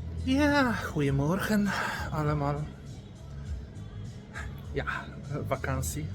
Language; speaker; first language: Dutch; non-native, learner; Polish